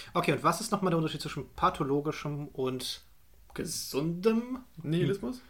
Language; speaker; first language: German; native; German